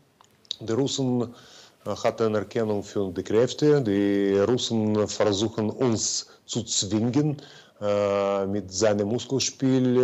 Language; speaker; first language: German; non-native, fluent; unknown